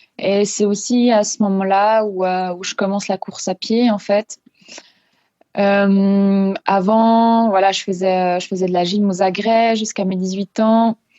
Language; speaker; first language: French; non-native, local second language; Swiss German